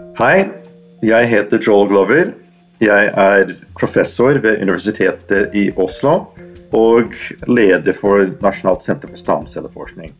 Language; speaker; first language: Norwegian; non-native, fluent; English